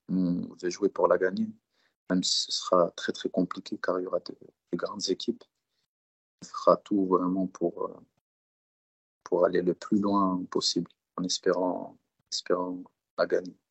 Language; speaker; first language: French; early bilingual, other home language; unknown